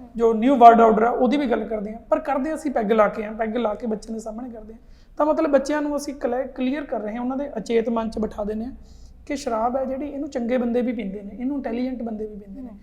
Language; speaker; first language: Punjabi; native; Punjabi